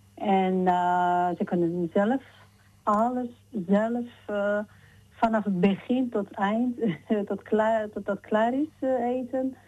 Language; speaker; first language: Dutch; non-native, learner; Georgian